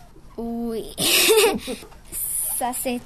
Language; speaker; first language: French; non-native, learner; English